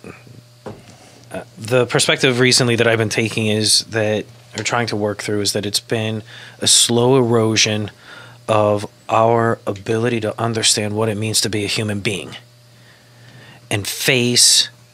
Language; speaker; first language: English; native; English